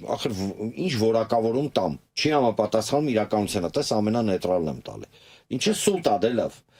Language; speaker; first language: Armenian; native; Armenian